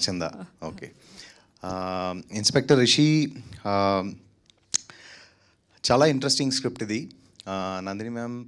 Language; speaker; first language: Telugu; non-native, learner; Tamil